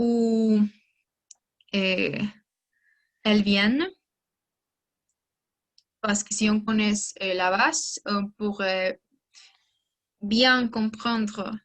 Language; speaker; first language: French; non-native, learner; Spanish